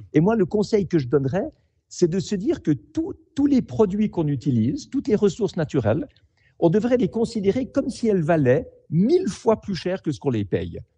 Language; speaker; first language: French; native; French